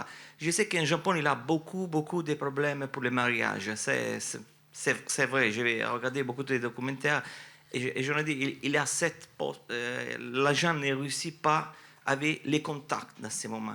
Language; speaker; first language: French; non-native, learner; Italian